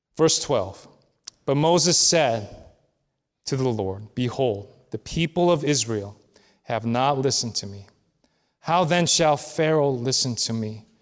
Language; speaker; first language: English; early bilingual, other home language; Korean